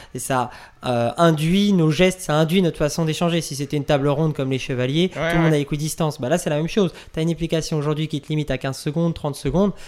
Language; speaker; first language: French; native; French